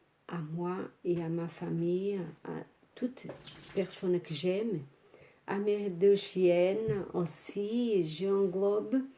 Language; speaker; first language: French; non-native, fluent; Portuguese